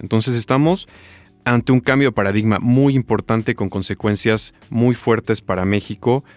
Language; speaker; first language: Spanish; native; Spanish